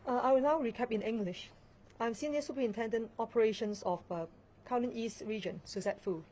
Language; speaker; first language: English; non-native, local second language; Chinese